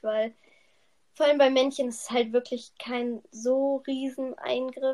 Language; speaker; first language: German; native; German